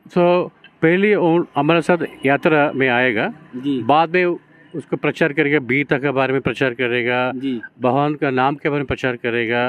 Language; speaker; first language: Hindi; non-native, local second language; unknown